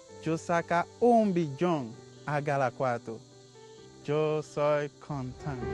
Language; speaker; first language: Spanish; non-native, learner; Haitian Creole